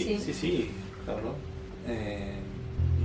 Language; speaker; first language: Spanish; non-native, fluent; French